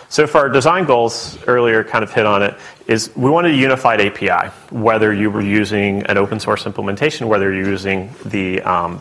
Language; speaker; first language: English; native; English